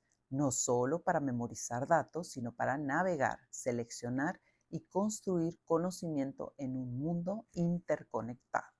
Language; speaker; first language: Spanish; native; Spanish